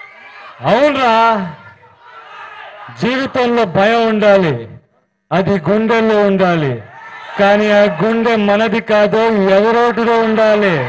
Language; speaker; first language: Telugu; non-native, learner; Kannada